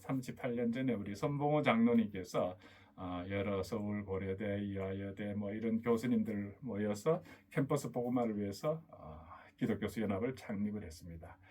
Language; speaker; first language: Korean; native; Korean